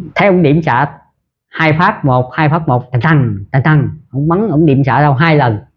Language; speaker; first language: Vietnamese; early bilingual, heritage; Vietnamese